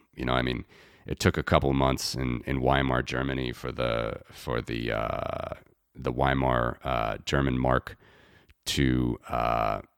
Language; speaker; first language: English; native; English